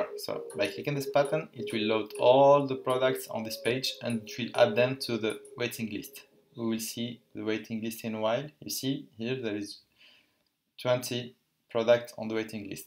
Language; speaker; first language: English; non-native, fluent; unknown